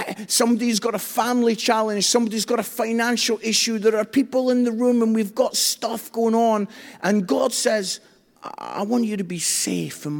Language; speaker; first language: English; native; English